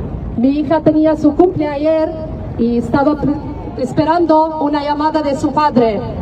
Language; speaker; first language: Spanish; non-native, fluent; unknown